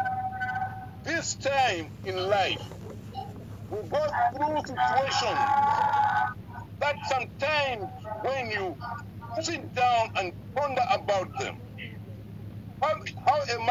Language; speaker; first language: English; non-native, local second language; Bemba